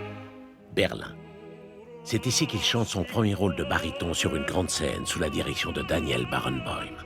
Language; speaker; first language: French; native; French